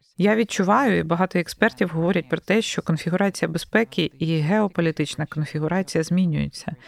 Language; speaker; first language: Ukrainian; native; Ukrainian